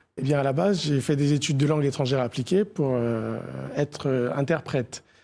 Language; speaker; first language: French; early bilingual, other home language; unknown